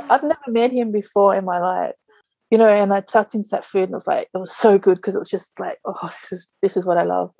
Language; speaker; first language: English; native; English